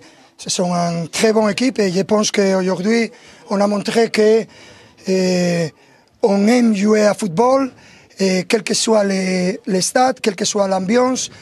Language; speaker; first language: French; non-native, learner; Spanish